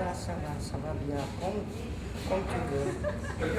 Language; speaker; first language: French; non-native, learner; Russian